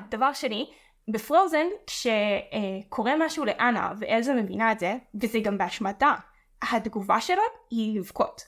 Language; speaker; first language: Hebrew; native; Hebrew